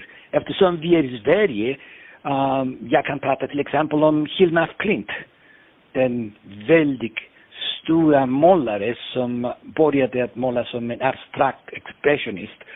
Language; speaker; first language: Swedish; non-native, fluent; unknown